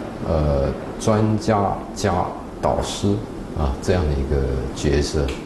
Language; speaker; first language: Chinese; native; Chinese